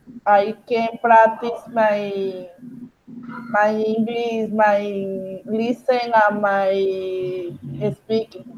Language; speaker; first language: English; non-native, learner; Spanish